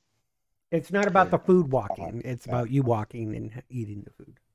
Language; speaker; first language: English; native; English